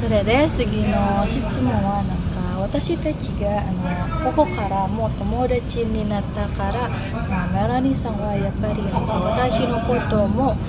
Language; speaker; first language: Japanese; non-native, learner; Indonesian